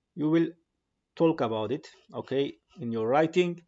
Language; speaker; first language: English; non-native, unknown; Turkish